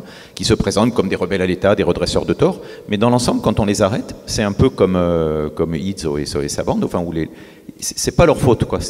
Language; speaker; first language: French; native; French